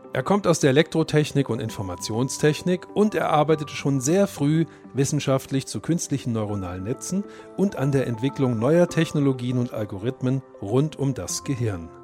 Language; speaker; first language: German; native; German